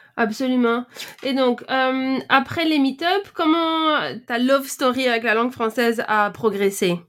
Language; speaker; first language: French; native; French